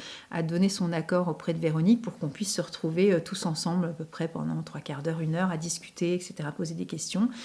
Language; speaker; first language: French; native; French